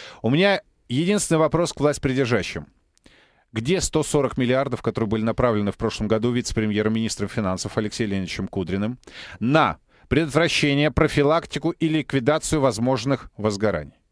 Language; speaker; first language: Russian; native; Russian